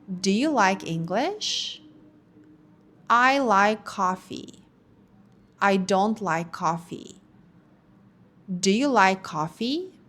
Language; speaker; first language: English; non-native, fluent; Ukrainian